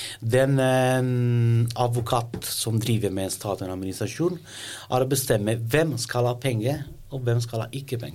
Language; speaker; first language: Norwegian; non-native, learner; Italian